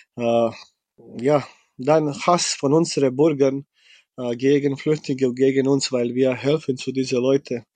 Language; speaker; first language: German; non-native, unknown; Bosnian